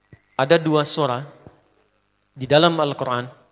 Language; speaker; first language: Indonesian; native; Indonesian